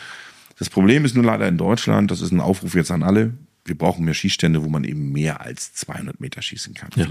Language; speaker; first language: German; native; German